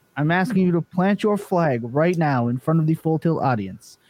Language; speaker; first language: English; native; English